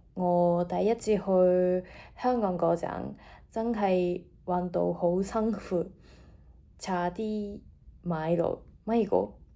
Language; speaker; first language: Cantonese; non-native, fluent; Japanese